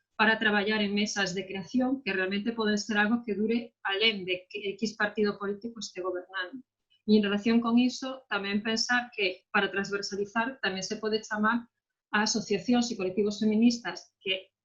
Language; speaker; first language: Galician; non-native, local second language; Spanish